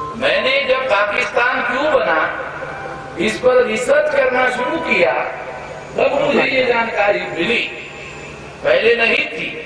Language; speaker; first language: Hindi; non-native, local second language; Marathi